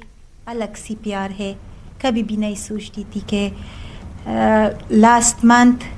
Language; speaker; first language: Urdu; non-native, learner; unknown